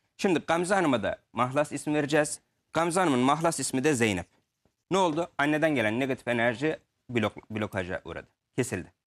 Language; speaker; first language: Turkish; native; Turkish